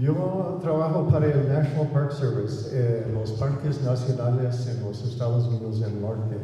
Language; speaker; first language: Spanish; non-native, fluent; English